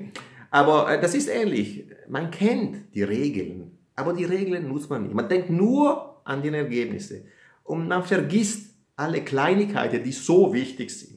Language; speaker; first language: German; non-native, fluent; Italian